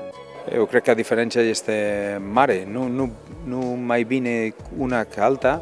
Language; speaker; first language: Romanian; non-native, learner; Spanish